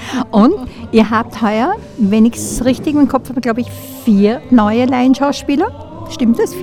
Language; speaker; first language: German; native; German